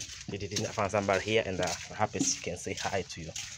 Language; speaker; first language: English; non-native, learner; Makhuwa